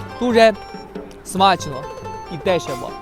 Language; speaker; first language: Ukrainian; non-native, learner; Chinese